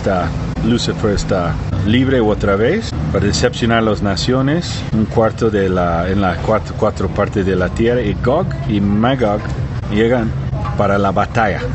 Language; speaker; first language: Spanish; non-native, learner; English